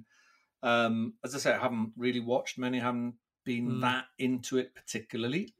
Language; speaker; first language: English; non-native, local second language; Welsh